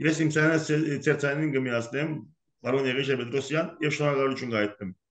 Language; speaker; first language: Armenian; early bilingual, heritage; Armenian